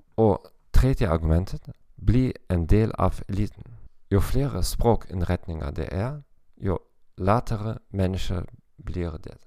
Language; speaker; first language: Norwegian; non-native, learner; German